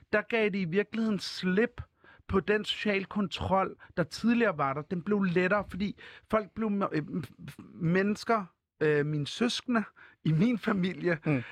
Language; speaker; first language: Danish; early bilingual, other home language; Arabic